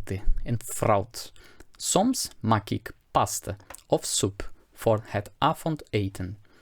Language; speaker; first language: Dutch; non-native, fluent; Portuguese